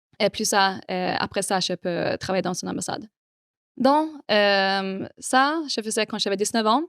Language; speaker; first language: French; non-native, fluent; Swedish